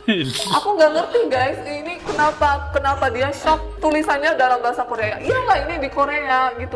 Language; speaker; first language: Indonesian; early bilingual, other home language; Korean